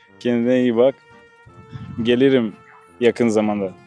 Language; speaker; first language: Turkish; early bilingual, heritage; Turkish